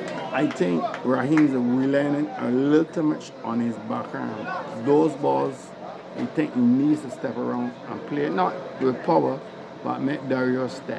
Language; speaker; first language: English; native; English